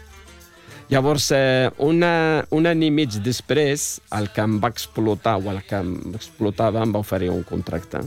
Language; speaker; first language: Catalan; non-native, fluent; Arabic